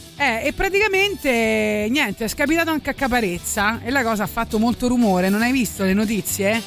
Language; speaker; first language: Italian; native; Italian